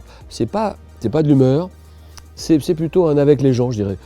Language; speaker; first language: French; native; French